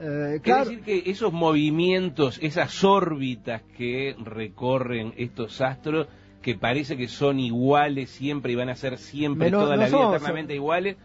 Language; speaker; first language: Spanish; native; Spanish